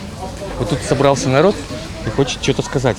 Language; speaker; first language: Russian; native; Russian